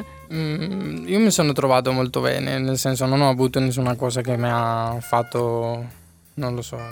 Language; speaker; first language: Italian; non-native, fluent; Spanish